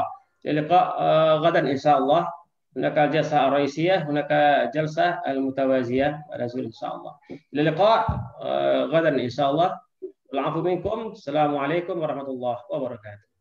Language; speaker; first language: Arabic; non-native, fluent; Indonesian